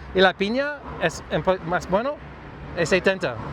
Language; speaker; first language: Spanish; non-native, learner; English